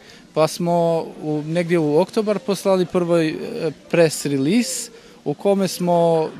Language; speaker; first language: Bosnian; non-native, local second language; Albanian